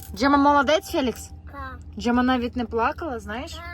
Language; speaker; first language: Ukrainian; non-native, local second language; Russian